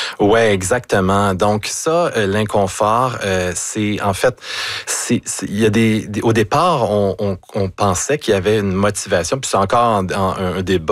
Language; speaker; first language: French; native; French